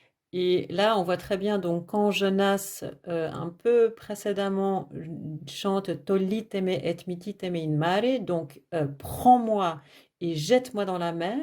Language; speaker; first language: French; native; French